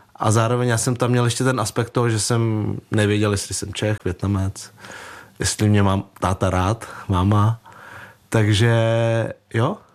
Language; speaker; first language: Czech; early bilingual, other home language; Vietnamese